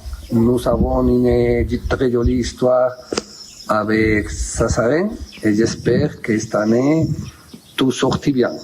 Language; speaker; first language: French; non-native, learner; Spanish